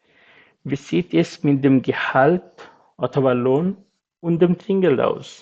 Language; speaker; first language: German; non-native, fluent; Bangla